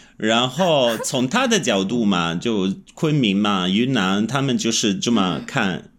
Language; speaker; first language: Chinese; non-native, fluent; Italian